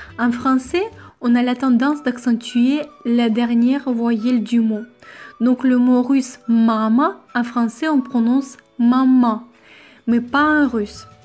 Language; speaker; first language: French; non-native, fluent; Russian